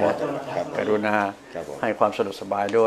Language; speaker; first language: Thai; native; Thai